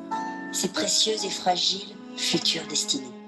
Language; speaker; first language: French; non-native, fluent; Vietnamese